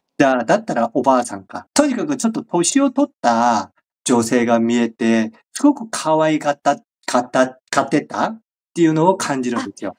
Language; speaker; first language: Japanese; non-native, fluent; Korean